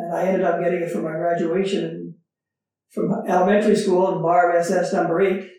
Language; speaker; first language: English; native; English